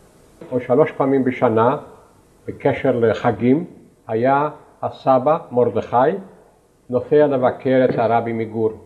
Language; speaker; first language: Hebrew; non-native, fluent; Yiddish